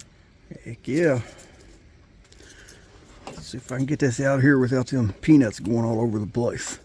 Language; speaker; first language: English; native; English